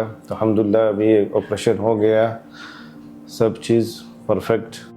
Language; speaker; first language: Hindi; non-native, learner; Arabic